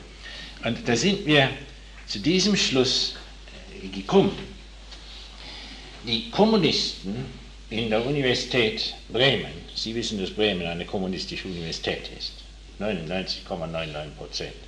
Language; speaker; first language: German; non-native, fluent; English